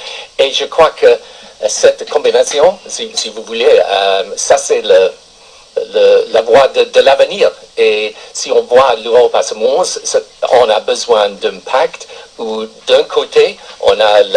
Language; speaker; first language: French; non-native, fluent; English